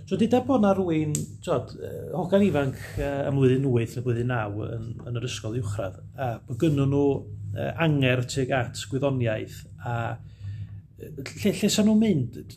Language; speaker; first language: Welsh; native; Welsh